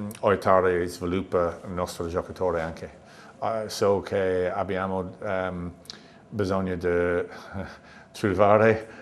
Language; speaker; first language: Italian; non-native, learner; English